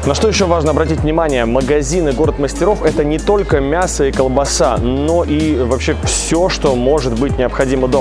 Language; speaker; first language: Russian; native; Russian